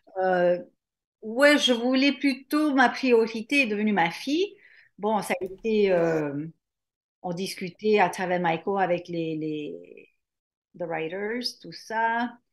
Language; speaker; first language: French; native; French